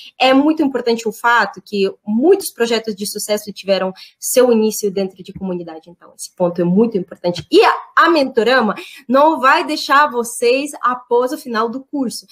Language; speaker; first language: Portuguese; non-native, fluent; Russian